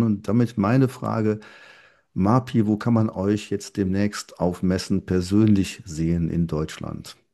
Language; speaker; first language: German; native; German